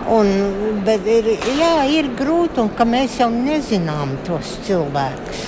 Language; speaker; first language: Latvian; early bilingual, heritage; Latvian